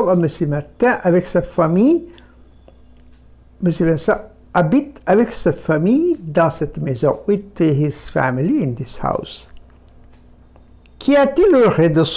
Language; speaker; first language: French; non-native, fluent; Bangla